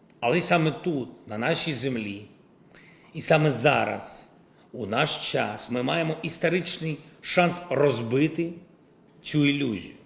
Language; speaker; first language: Ukrainian; non-native, local second language; Russian